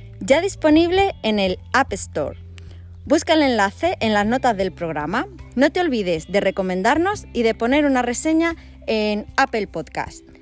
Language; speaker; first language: Spanish; native; Spanish